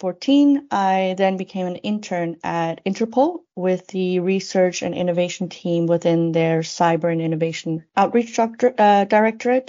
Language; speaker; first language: English; non-native, fluent; Spanish